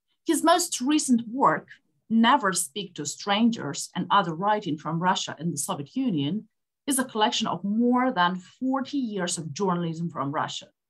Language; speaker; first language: English; non-native, fluent; Ukrainian